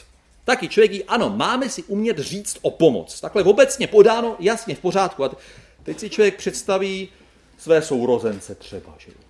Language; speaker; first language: Czech; native; Czech